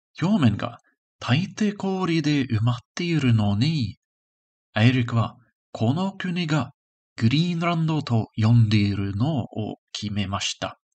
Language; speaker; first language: Japanese; non-native, learner; English